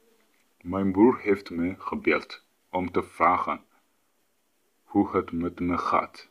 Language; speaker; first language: Dutch; non-native, fluent; Tigrinya